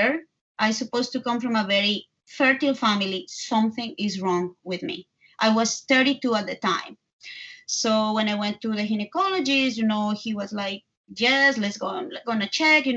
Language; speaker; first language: English; non-native, fluent; Spanish